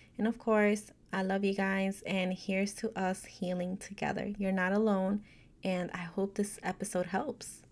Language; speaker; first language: English; native; English